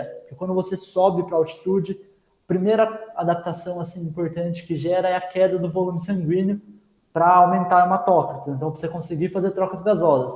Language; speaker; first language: Portuguese; native; Portuguese